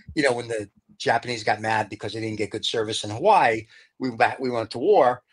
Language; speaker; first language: English; native; English